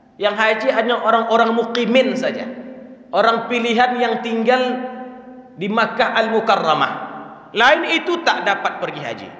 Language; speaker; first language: Malay; native; Malay